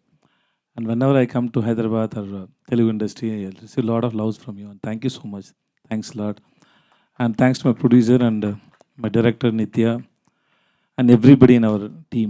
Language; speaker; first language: Telugu; non-native, learner; Tamil